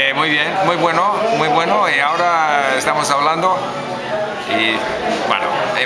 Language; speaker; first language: Spanish; non-native, fluent; English